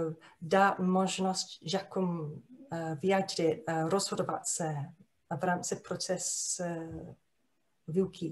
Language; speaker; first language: Czech; non-native, fluent; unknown